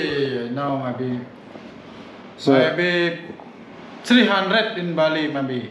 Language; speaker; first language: English; non-native, learner; Indonesian